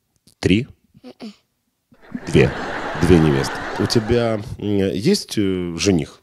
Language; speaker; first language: Russian; native; Russian